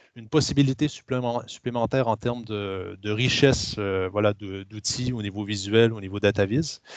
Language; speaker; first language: French; native; French